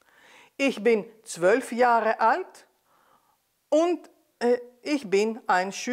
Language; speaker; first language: German; non-native, fluent; Greek